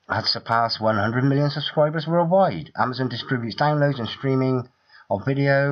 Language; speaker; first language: English; native; English